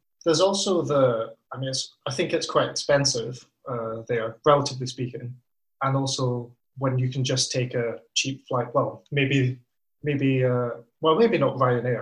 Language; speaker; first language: English; native; English